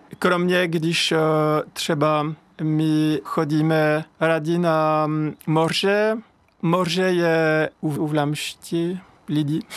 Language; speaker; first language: Czech; non-native, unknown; French